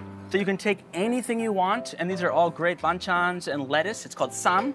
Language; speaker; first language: English; native; English